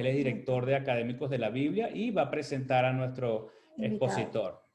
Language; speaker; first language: Spanish; native; Spanish